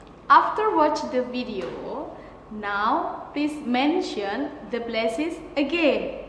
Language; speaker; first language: English; non-native, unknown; Indonesian